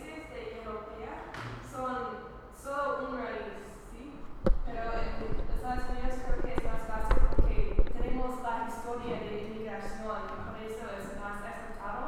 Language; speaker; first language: Spanish; non-native, learner; English